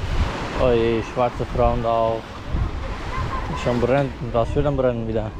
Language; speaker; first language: German; non-native, learner; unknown